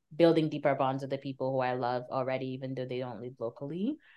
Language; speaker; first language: English; native; English